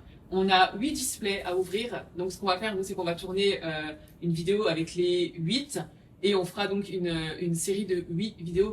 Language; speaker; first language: French; native; French